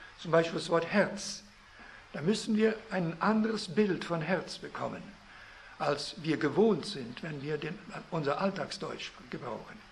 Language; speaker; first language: German; early bilingual, heritage; German